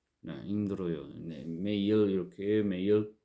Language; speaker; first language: Korean; non-native, learner; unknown